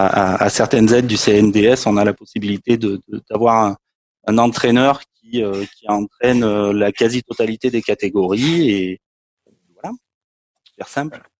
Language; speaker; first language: French; native; French